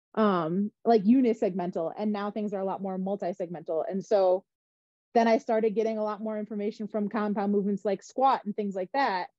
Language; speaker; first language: English; native; English